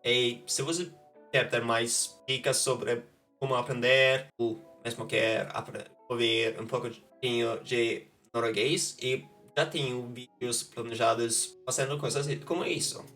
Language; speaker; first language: Portuguese; non-native, fluent; Norwegian